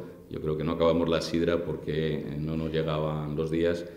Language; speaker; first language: Spanish; native; Spanish